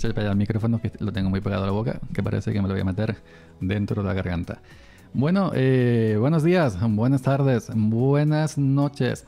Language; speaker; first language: Spanish; native; Spanish